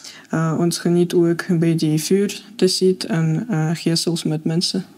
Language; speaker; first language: Dutch; non-native, learner; Russian